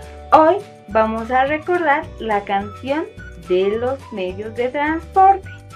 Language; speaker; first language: Spanish; native; Spanish